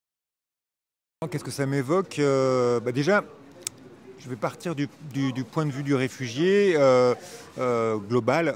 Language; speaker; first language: French; native; French